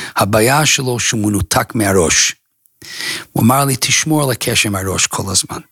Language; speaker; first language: Hebrew; non-native, fluent; English